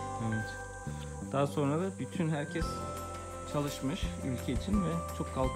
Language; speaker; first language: Turkish; native; Turkish